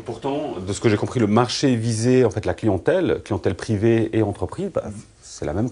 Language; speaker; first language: French; native; French